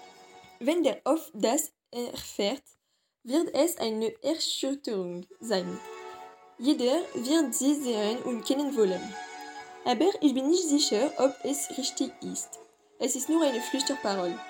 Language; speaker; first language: German; non-native, learner; French